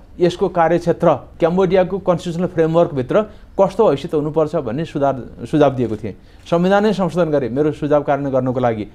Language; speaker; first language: Nepali; native; Nepali